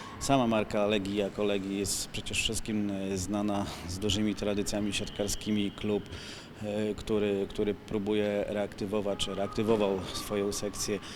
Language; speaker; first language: Polish; native; Polish